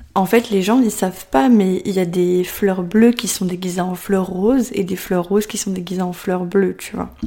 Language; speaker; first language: French; native; French